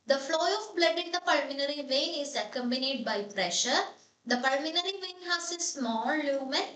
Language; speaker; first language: English; non-native, local second language; Malayalam